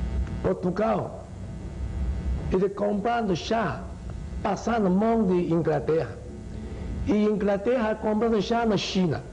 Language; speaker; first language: Portuguese; non-native, learner; Chinese